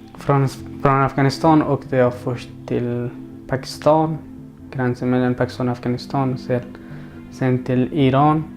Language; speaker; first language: Swedish; non-native, learner; Persian